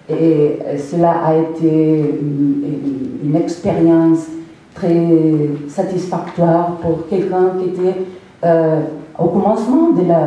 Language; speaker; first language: French; non-native, fluent; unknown